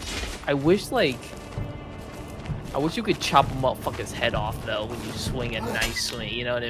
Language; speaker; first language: English; native; English